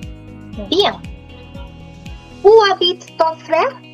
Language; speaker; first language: French; non-native, fluent; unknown